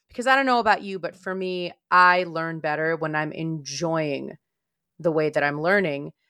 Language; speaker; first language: English; non-native, fluent; Romanian